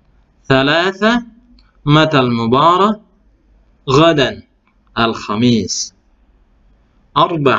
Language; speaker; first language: Arabic; non-native, fluent; Indonesian